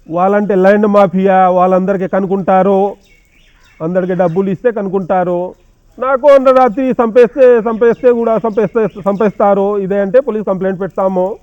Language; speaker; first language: Telugu; non-native, local second language; Hindi